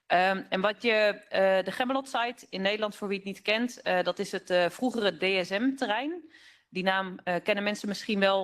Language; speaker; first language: Dutch; native; Dutch